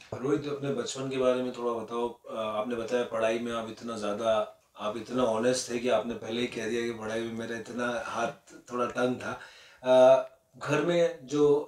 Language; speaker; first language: Hindi; native; Hindi